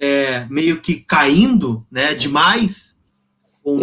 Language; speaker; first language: Portuguese; native; Portuguese